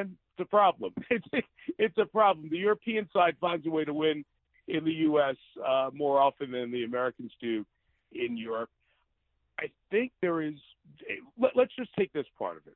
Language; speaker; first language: English; native; English